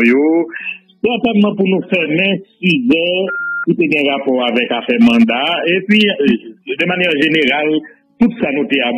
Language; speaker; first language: French; non-native, local second language; Haitian Creole